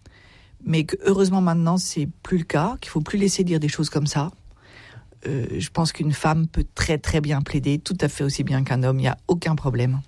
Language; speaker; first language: French; native; French